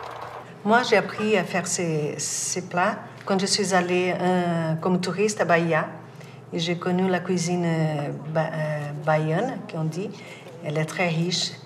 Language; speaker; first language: French; non-native, fluent; Portuguese